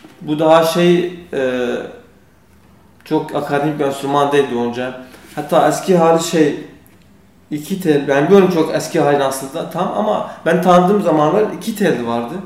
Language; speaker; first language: Turkish; non-native, learner; Kurdish